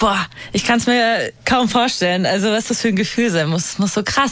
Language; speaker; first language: German; native; German